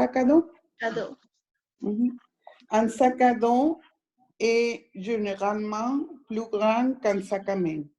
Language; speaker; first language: French; non-native, learner; Spanish